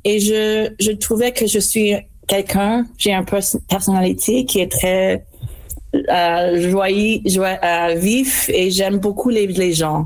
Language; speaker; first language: French; non-native, fluent; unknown